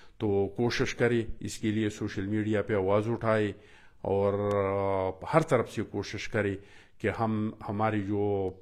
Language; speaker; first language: Urdu; non-native, local second language; Pashto